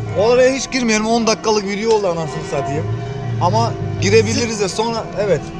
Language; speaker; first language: Turkish; early bilingual, heritage; Turkish